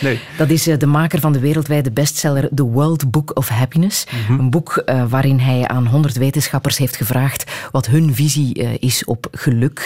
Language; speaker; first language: Dutch; native; Dutch